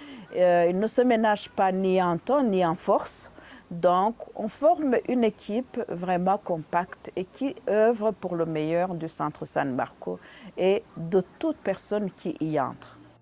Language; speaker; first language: French; non-native, local second language; Kinyarwanda